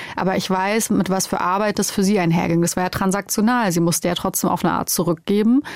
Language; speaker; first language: German; early bilingual, other home language; Romanian